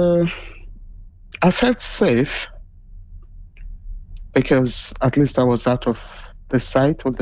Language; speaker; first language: English; non-native, local second language; Yoruba